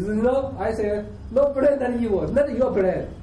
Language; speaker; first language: English; non-native, learner; Chinese